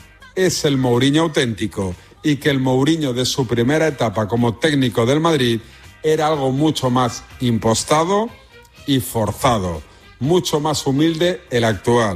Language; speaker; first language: Spanish; native; Spanish